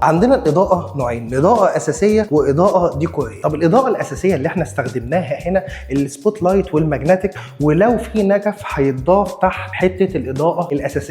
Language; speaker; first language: Arabic; native; Arabic